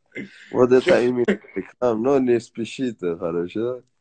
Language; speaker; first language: Russian; non-native, learner; Persian